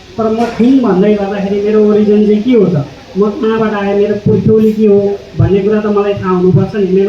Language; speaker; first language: Nepali; non-native, local second language; Eastern Tamang